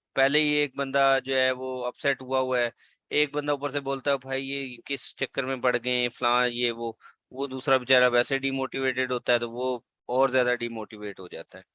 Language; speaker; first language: Urdu; native; Urdu